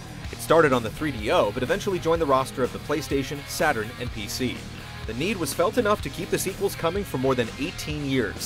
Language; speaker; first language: English; native; English